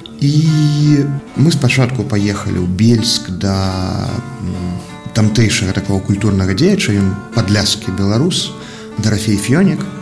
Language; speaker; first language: Belarusian; native; Belarusian